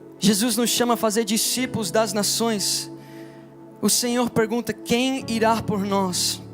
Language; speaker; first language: Portuguese; non-native, fluent; English